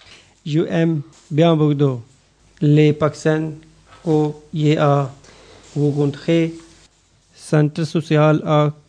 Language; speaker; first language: French; non-native, learner; Urdu